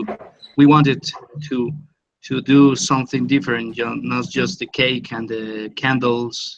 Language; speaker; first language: English; non-native, learner; Spanish